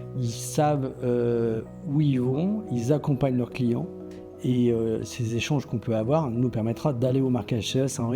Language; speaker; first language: French; native; French